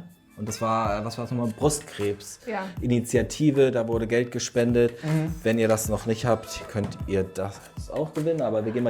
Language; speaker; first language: German; native; German